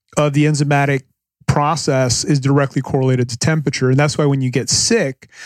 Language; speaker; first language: English; native; English